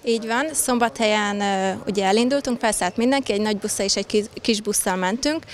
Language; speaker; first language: Hungarian; native; Hungarian